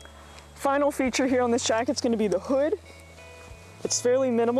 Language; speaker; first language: English; native; English